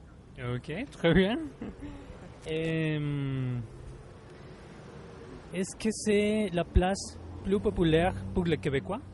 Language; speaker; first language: French; non-native, learner; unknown